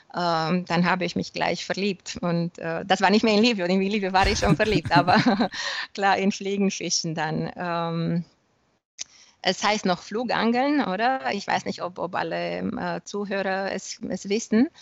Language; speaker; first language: German; non-native, fluent; Romanian